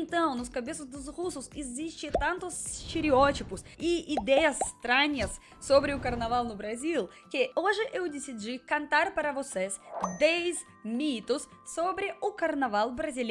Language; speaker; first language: Portuguese; non-native, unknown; Russian